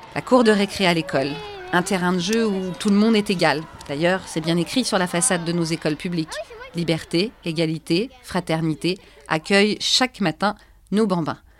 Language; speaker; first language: French; native; French